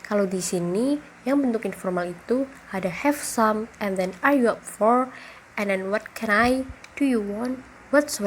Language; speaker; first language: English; non-native, local second language; Indonesian